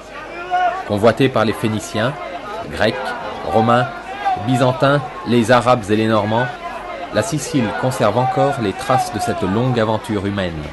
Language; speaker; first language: French; native; French